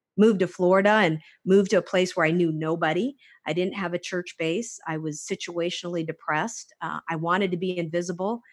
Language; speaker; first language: English; native; English